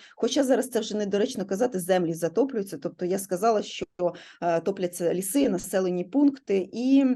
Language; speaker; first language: Ukrainian; native; Ukrainian